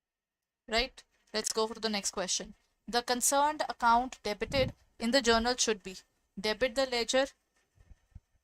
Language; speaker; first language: English; non-native, local second language; Hindi